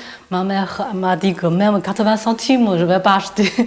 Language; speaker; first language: French; non-native, fluent; Chinese